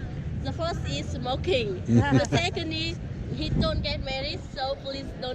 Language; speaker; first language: English; non-native, learner; Vietnamese